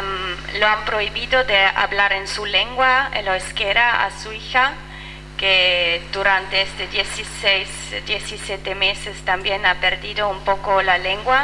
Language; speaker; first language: Spanish; non-native, fluent; French